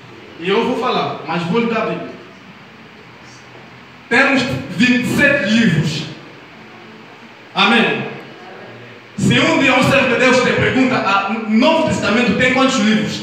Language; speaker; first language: Portuguese; non-native, learner; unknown